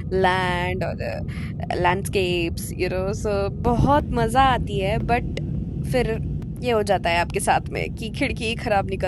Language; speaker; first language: Hindi; non-native, local second language; Marathi